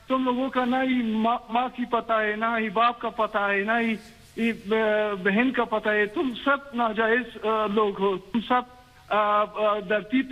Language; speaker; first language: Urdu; non-native, fluent; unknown